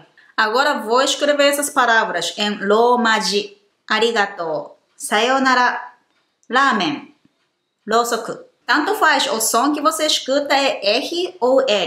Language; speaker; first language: Portuguese; non-native, fluent; Japanese